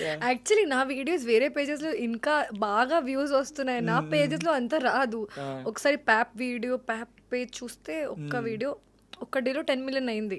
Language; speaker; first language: Telugu; non-native, learner; Hindi